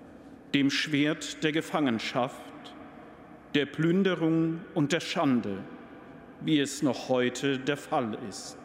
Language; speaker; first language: German; native; German